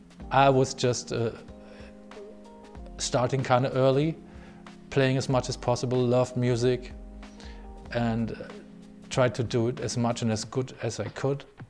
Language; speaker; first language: English; non-native, fluent; German